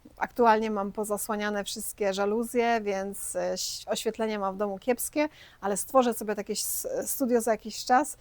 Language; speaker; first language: Polish; native; Polish